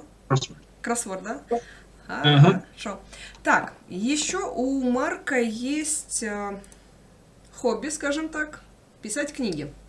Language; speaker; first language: Russian; native; Russian